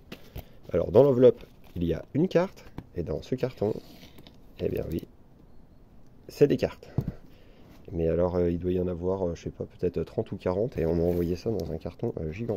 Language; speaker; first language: French; native; French